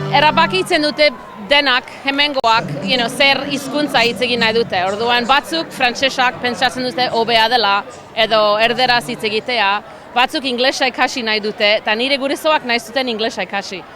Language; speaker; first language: Basque; non-native, learner; English